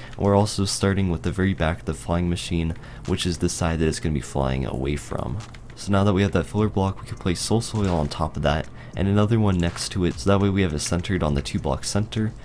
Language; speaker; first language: English; native; English